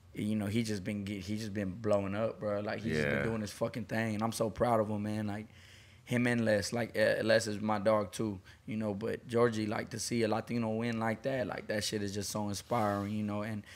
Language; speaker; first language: English; native; English